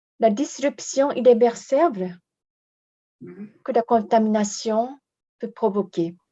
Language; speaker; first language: French; non-native, fluent; Japanese